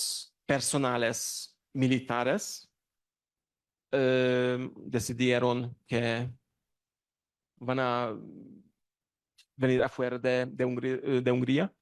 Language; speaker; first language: Spanish; non-native, learner; Hungarian